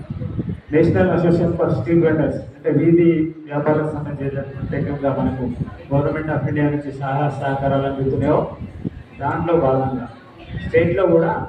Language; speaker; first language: Telugu; native; Telugu